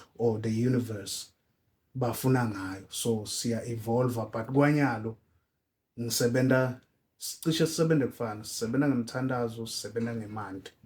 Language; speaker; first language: Zulu; non-native, local second language; Swati